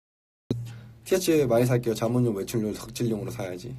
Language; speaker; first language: Korean; native; Korean